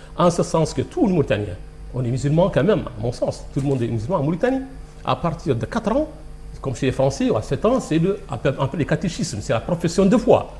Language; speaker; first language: French; non-native, local second language; Arabic